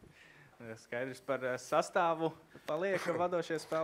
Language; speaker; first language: Latvian; native; Latvian